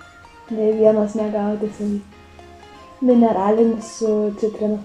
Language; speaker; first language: Lithuanian; early bilingual, heritage; Lithuanian